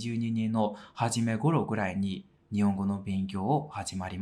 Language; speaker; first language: Japanese; non-native, fluent; Burmese